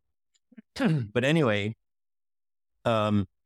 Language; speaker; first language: English; early bilingual, other home language; Dutch